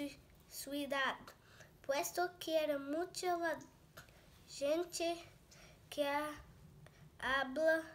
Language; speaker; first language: Spanish; non-native, learner; Portuguese